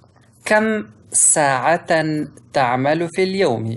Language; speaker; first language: Arabic; non-native, local second language; Pashto